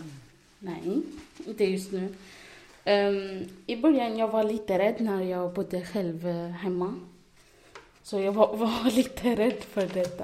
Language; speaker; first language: Swedish; non-native, learner; Arabic